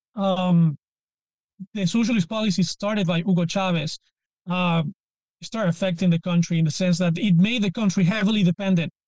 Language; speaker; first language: English; non-native, fluent; Spanish